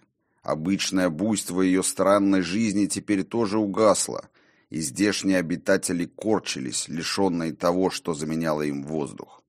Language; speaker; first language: Russian; native; Russian